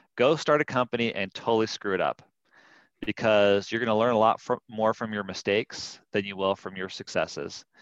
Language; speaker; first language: English; native; English